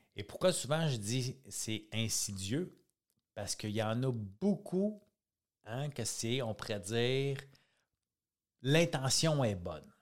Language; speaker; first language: French; native; French